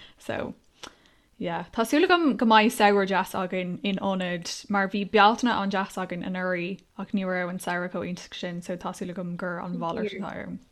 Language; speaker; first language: Irish; non-native, local second language; English